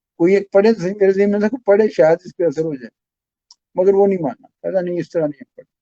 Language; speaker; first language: Urdu; non-native, local second language; Pashto